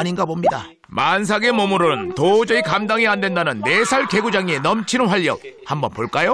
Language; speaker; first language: Korean; native; Korean